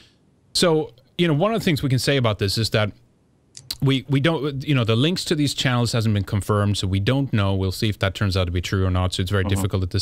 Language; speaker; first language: English; non-native, fluent; Swedish